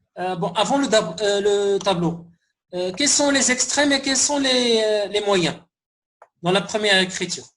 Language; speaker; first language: French; non-native, local second language; Arabic